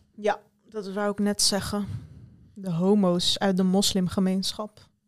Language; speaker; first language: Dutch; early bilingual, other home language; Turkish